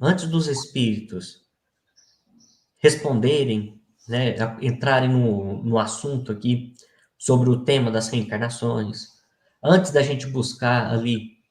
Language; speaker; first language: Portuguese; native; Portuguese